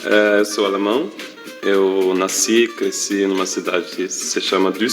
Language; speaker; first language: Portuguese; non-native, fluent; German